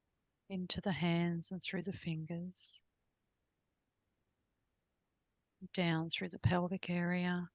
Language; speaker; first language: English; native; English